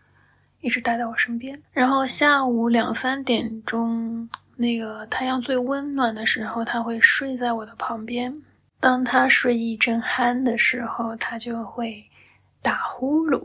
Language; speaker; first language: Chinese; native; Chinese